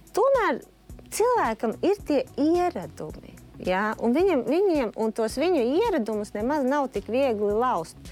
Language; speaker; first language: Latvian; native; Latvian